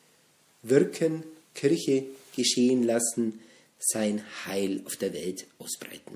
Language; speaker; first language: German; native; German